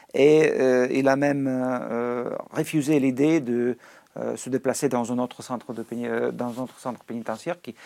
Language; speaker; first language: French; non-native, fluent; Russian